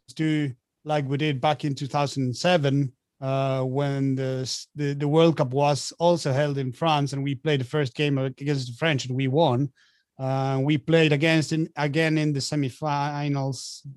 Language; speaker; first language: English; non-native, fluent; Spanish